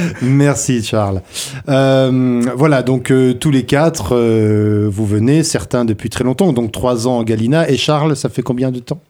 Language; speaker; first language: French; native; French